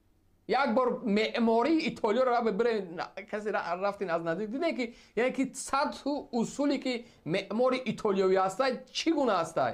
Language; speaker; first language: Persian; native; Persian